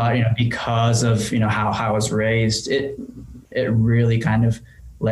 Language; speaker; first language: English; non-native, fluent; Japanese